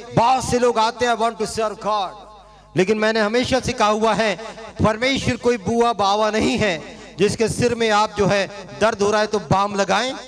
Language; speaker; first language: Hindi; non-native, local second language; Marathi